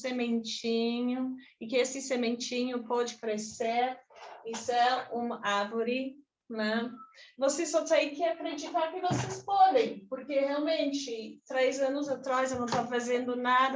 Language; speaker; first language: Portuguese; non-native, fluent; English